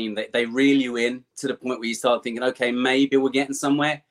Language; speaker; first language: English; native; English